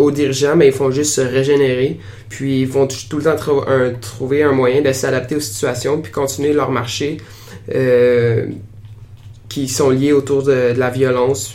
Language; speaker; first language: French; native; French